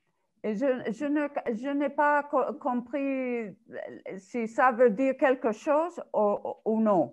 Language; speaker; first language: French; non-native, learner; Spanish